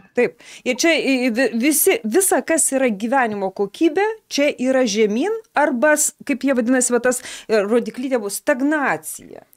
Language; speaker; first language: Lithuanian; native; Lithuanian